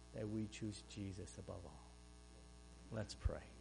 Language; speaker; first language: English; non-native, fluent; Romanian